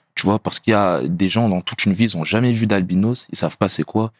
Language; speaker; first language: French; native; French